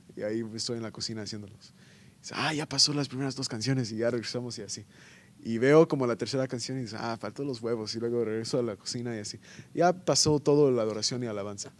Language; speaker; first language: Spanish; early bilingual, heritage; Spanish